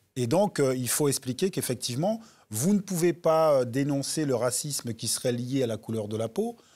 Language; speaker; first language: French; native; French